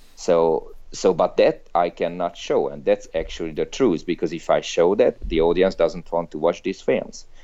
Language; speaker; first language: English; non-native, fluent; Hungarian